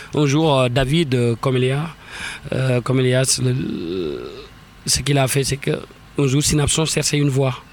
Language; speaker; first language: French; non-native, local second language; Wolof